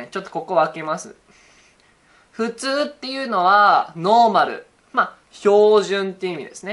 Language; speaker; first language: Japanese; native; Japanese